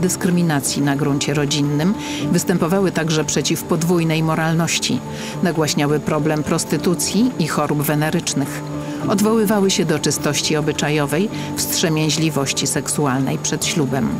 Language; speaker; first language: Polish; native; Polish